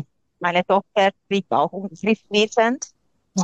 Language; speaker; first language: German; non-native, local second language; Hungarian